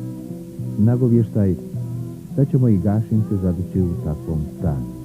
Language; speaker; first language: Bosnian; native; Bosnian